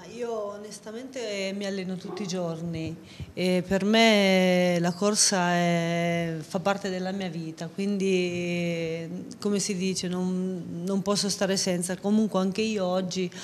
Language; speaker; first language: Italian; native; Italian